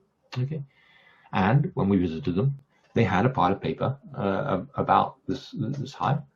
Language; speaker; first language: English; non-native, fluent; French